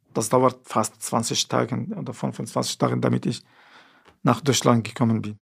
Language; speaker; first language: German; non-native, fluent; Arabic